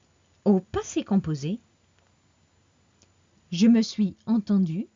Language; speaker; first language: French; non-native, fluent; English